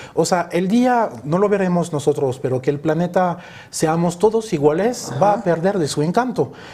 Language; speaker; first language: Spanish; early bilingual, other home language; French